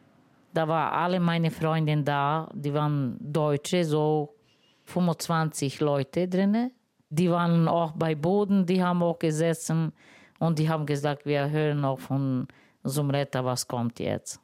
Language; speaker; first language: German; non-native, learner; Romany